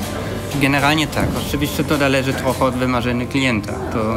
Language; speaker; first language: Polish; non-native, learner; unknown